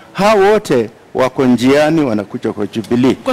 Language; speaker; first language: Swahili; non-native, local second language; Luyia